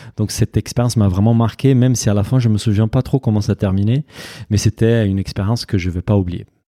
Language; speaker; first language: French; non-native, fluent; Portuguese